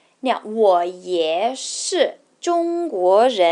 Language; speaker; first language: Chinese; non-native, fluent; English